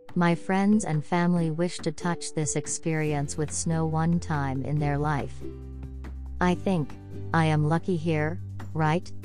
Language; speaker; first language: English; non-native, fluent; Thai